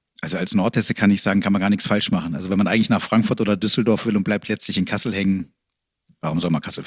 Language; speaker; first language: German; native; German